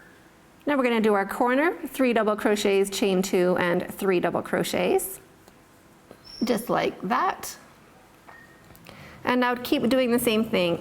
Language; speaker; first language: English; native; English